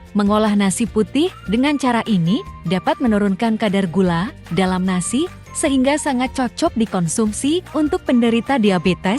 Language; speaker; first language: Indonesian; native; Indonesian